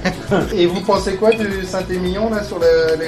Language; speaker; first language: French; native; French